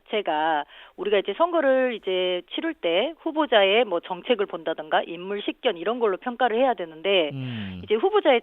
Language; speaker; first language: Korean; native; Korean